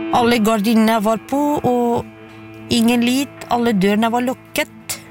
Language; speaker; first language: Norwegian; non-native, fluent; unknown